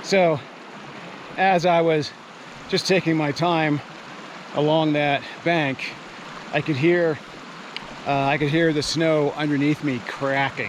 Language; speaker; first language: English; native; English